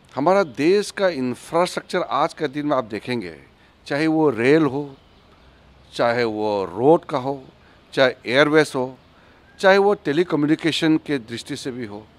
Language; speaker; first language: Hindi; native; Hindi